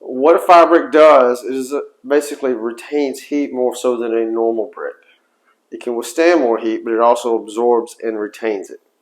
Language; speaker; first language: English; native; English